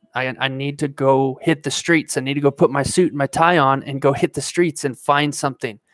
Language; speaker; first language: English; native; English